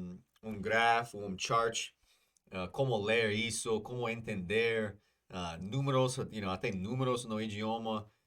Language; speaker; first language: Portuguese; non-native, fluent; English